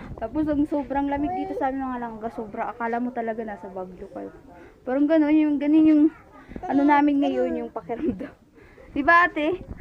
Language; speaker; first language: Filipino; non-native, local second language; Waray